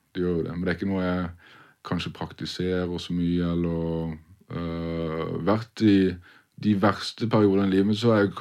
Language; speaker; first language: Norwegian; native; Norwegian